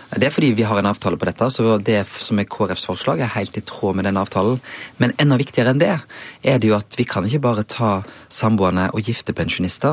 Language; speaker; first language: Norwegian; native; Norwegian